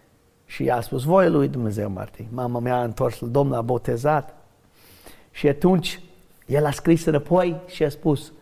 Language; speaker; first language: Romanian; non-native, learner; English